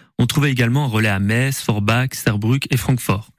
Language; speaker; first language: French; native; French